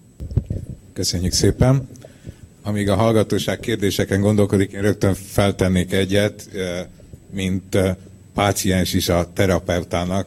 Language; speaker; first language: Hungarian; native; Hungarian